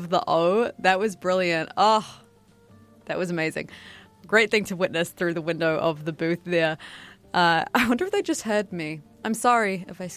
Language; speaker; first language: English; native; English